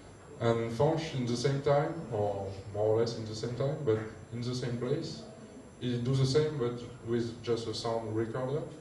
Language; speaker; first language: English; non-native, learner; French